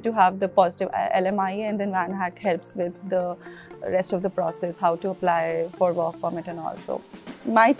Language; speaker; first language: English; non-native, local second language; Hindi